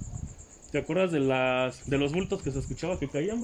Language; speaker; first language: Spanish; native; Spanish